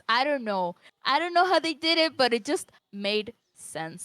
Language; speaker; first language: English; native; English